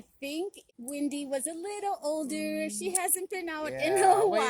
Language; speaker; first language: English; native; English